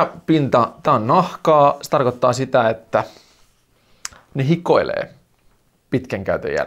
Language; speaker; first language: Finnish; native; Finnish